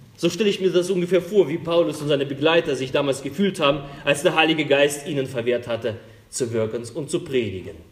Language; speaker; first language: German; non-native, fluent; Russian